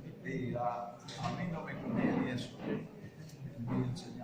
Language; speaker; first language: Spanish; non-native, fluent; English